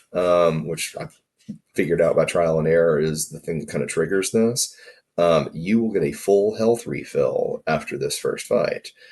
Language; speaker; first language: English; native; English